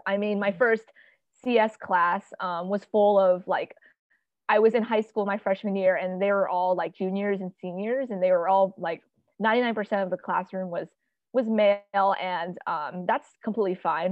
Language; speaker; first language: English; native; English